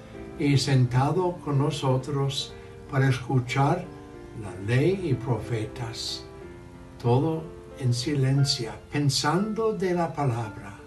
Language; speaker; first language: Spanish; non-native, learner; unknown